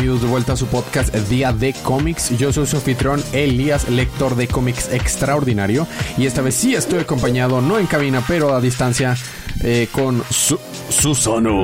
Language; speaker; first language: Spanish; native; Spanish